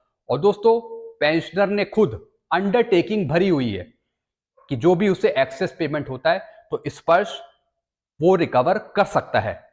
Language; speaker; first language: Hindi; native; Hindi